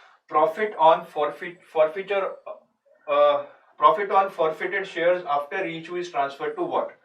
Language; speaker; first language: English; non-native, local second language; Hindi